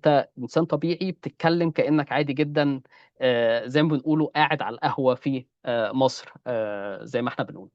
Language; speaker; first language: Arabic; native; Arabic